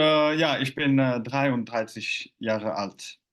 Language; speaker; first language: German; non-native, fluent; Finnish